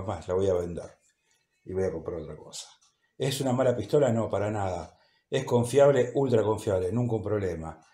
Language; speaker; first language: Spanish; native; Spanish